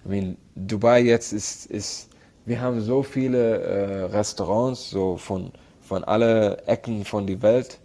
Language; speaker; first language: German; non-native, learner; Arabic